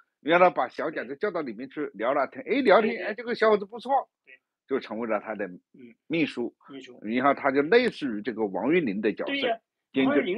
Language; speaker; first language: Chinese; native; Chinese